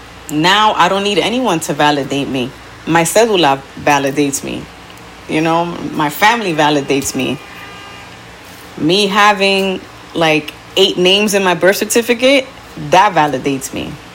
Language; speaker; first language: English; early bilingual, other home language; Spanish